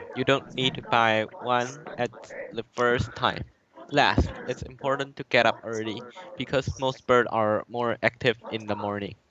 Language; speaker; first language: English; non-native, learner; Chinese